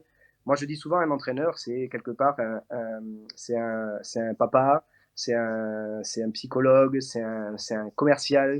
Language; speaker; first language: French; native; French